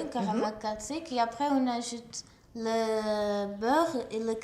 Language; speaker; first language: French; non-native, learner; Portuguese